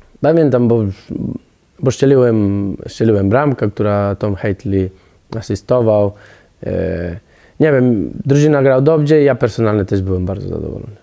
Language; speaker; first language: Polish; non-native, learner; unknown